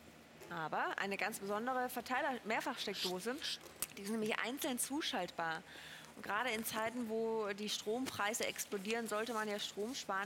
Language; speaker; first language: German; native; German